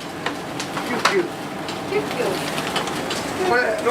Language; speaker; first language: Japanese; native; Japanese